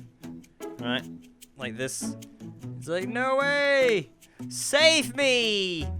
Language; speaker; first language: English; native; English